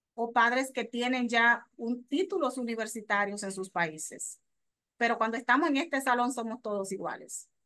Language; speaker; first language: Spanish; native; Spanish